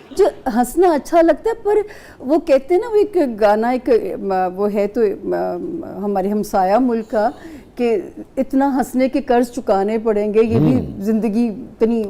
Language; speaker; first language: Urdu; non-native, local second language; Punjabi